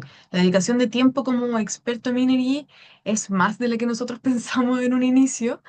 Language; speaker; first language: Spanish; native; Spanish